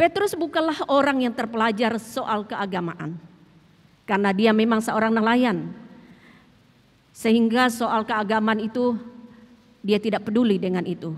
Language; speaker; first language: Indonesian; native; Indonesian